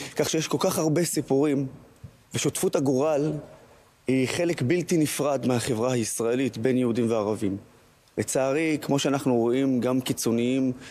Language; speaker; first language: Hebrew; non-native, local second language; Arabic